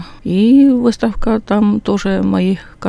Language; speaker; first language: Russian; non-native, learner; Estonian